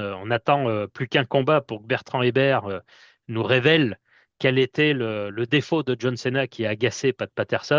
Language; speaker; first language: French; native; French